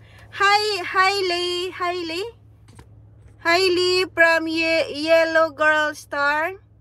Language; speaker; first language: English; non-native, local second language; Cebuano